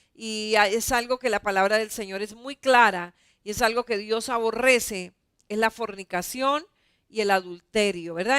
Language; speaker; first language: Spanish; native; Spanish